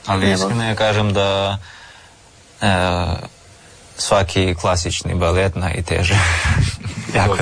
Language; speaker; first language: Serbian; non-native, learner; Russian